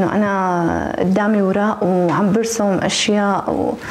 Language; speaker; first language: Arabic; native; Arabic